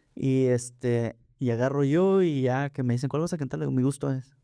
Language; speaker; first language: Spanish; early bilingual, heritage; Spanish